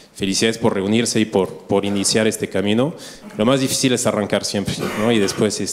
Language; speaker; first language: Spanish; non-native, fluent; French